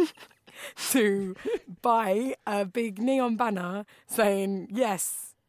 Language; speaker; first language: English; native; English